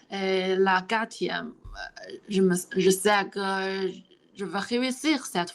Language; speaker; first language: French; non-native, learner; Chinese